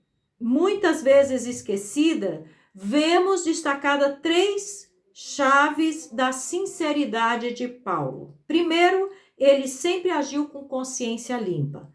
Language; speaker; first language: Portuguese; native; Portuguese